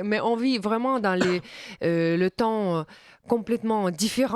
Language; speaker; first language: French; non-native, fluent; Russian